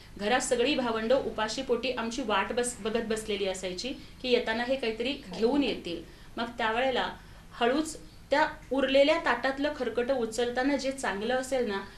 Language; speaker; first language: Marathi; non-native, local second language; Telugu